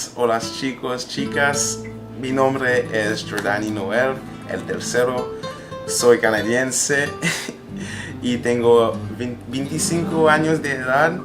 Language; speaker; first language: Spanish; non-native, learner; French